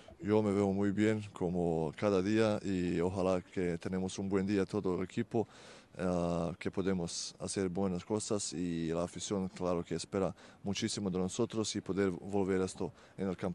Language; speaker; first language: Spanish; non-native, fluent; Bosnian